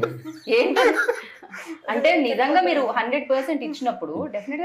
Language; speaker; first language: Telugu; native; Telugu